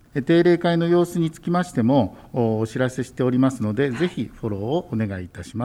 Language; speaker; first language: Japanese; native; Japanese